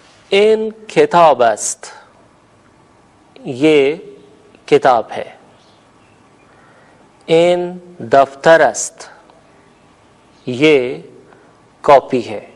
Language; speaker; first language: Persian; non-native, fluent; Urdu